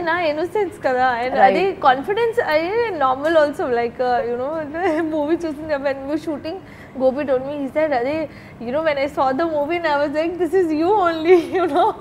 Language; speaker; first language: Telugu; non-native, learner; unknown